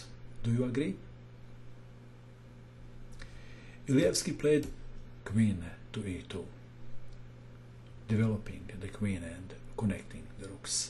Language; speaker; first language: English; non-native, fluent; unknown